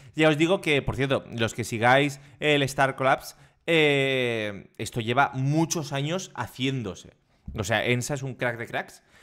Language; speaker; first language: Spanish; native; Spanish